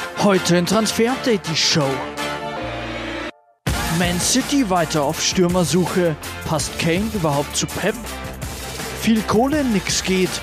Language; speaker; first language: German; native; German